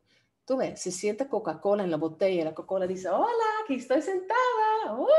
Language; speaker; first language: Spanish; non-native, fluent; Dutch